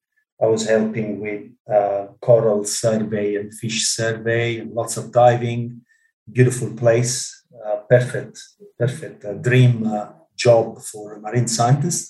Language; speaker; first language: English; non-native, fluent; Italian